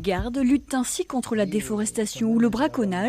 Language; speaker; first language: French; native; French